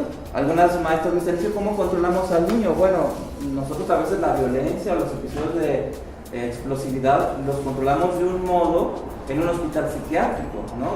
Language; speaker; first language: Spanish; native; Spanish